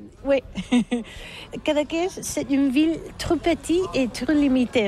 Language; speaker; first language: French; non-native, learner; Catalan